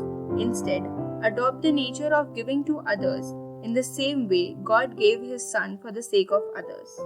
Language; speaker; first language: English; non-native, local second language; Malayalam